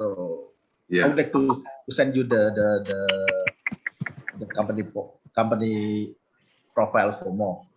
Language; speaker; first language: English; non-native, learner; Indonesian